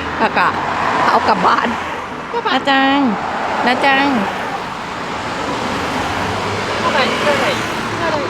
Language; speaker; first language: Thai; native; Thai